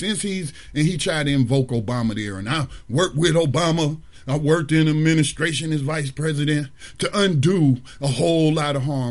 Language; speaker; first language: English; native; English